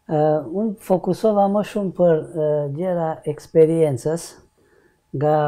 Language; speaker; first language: Albanian; non-native, learner; Hungarian